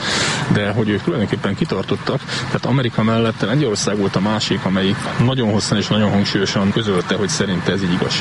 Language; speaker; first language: Hungarian; native; Hungarian